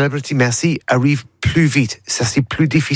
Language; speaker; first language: French; non-native, learner; English